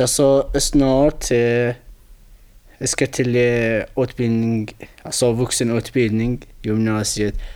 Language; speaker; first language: Swedish; non-native, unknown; Arabic